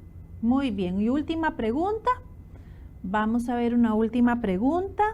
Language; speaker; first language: Spanish; native; Spanish